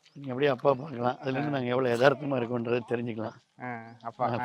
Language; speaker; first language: Tamil; native; Tamil